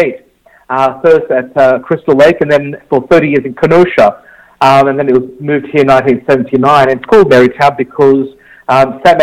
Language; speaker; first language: English; native; English